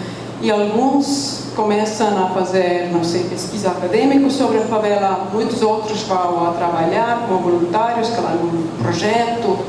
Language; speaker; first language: Portuguese; non-native, fluent; Estonian